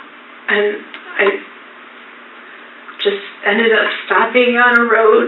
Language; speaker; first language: English; native; English